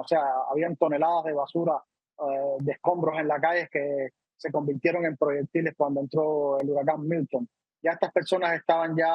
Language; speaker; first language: Spanish; native; Spanish